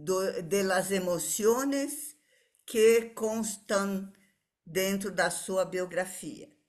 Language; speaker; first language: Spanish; non-native, learner; Portuguese